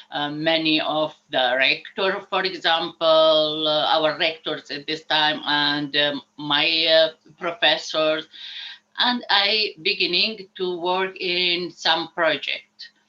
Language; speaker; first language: English; non-native, learner; Arabic